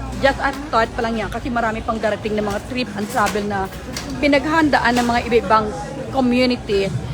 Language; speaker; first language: Filipino; non-native, local second language; Hiligaynon